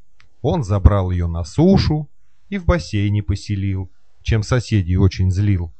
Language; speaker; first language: Russian; native; Russian